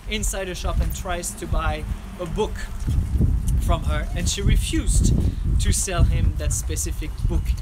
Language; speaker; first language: English; non-native, fluent; French